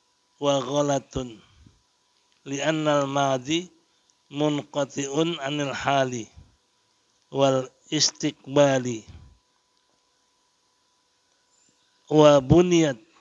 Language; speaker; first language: Arabic; non-native, fluent; Indonesian